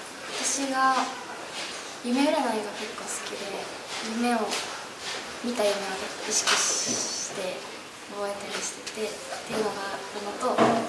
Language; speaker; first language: Japanese; native; Japanese